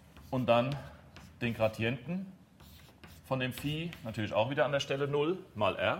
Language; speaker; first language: German; native; German